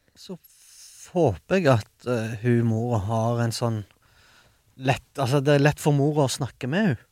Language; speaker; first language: Norwegian; early bilingual, other home language; Arabic